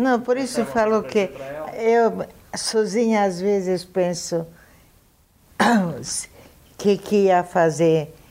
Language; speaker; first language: Portuguese; non-native, fluent; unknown